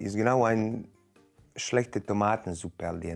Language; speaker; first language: German; non-native, fluent; Croatian